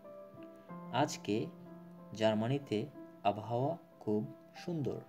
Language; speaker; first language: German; non-native, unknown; Bangla